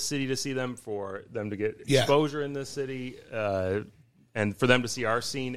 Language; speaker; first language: English; native; English